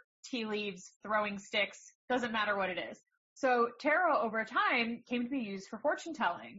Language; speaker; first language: English; native; English